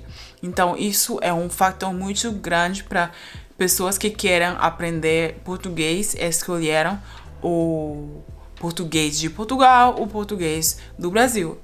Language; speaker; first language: Portuguese; non-native, fluent; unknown